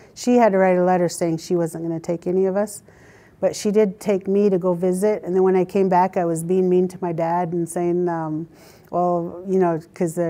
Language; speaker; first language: English; native; English